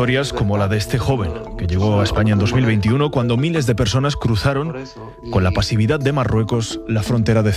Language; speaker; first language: Spanish; native; Spanish